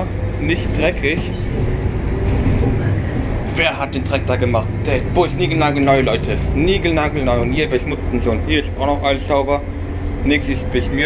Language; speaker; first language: German; native; German